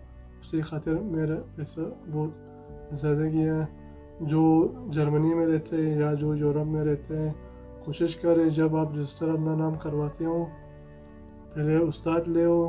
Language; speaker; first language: Hindi; non-native, fluent; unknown